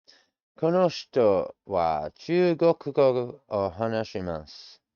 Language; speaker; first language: Japanese; non-native, learner; English